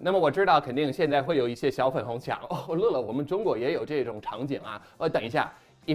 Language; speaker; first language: Chinese; non-native, fluent; English